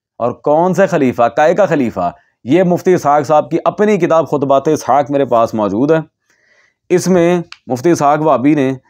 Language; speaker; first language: Urdu; native; Urdu